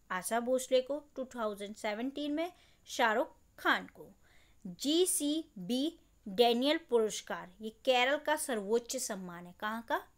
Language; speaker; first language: Hindi; native; Hindi